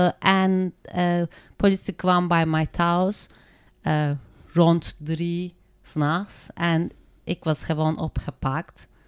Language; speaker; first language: Dutch; non-native, learner; Turkish